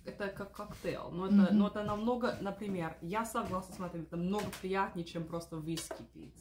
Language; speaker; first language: Russian; early bilingual, heritage; Russian